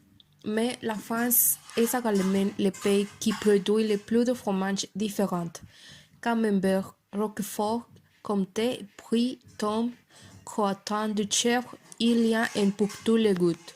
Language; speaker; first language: French; non-native, learner; Spanish